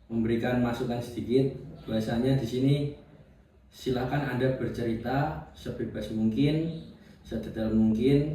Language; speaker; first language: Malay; non-native, fluent; Indonesian